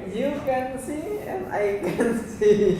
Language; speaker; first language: English; non-native, learner; Indonesian